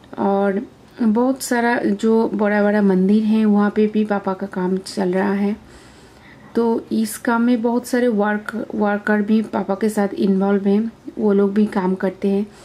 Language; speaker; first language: Hindi; non-native, local second language; Bangla